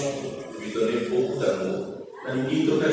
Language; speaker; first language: French; non-native, local second language; Lingala